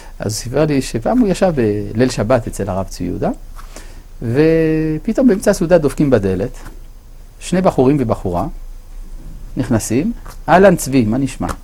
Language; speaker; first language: Hebrew; non-native, fluent; French